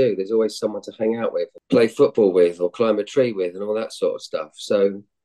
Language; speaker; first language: English; native; English